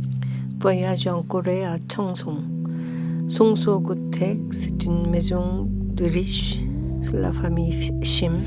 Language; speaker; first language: French; non-native, learner; Korean